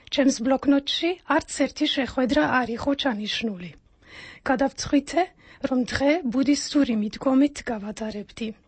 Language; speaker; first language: Georgian; non-native, fluent; Dutch